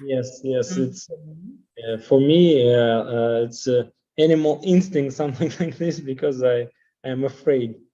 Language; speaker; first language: English; non-native, learner; Russian